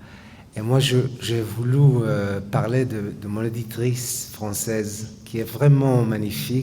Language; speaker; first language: French; non-native, fluent; Hebrew